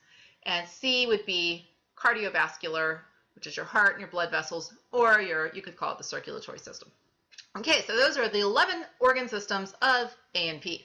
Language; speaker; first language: English; native; English